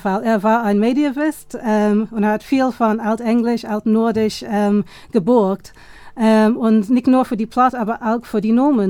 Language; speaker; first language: German; non-native, fluent; English